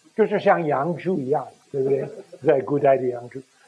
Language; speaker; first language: Chinese; non-native, fluent; English